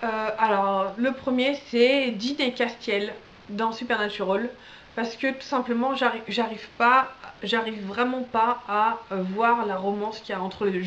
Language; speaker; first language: French; native; French